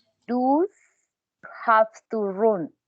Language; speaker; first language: English; non-native, learner; Spanish